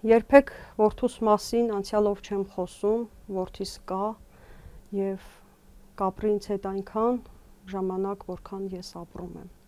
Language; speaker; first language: Armenian; native; Armenian